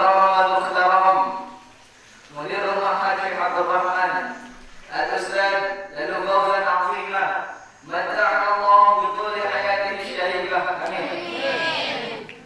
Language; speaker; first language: Arabic; non-native, learner; Indonesian